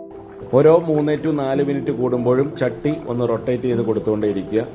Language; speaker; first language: Malayalam; native; Malayalam